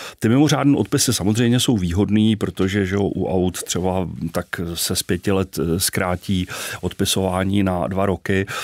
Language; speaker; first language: Czech; native; Czech